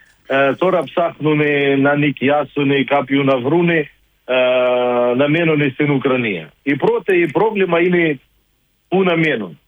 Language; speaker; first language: Greek; non-native, learner; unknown